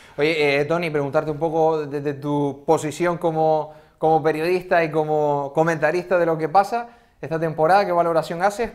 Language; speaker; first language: Spanish; native; Spanish